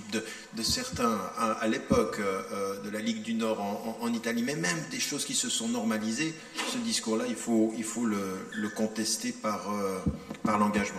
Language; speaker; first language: French; native; French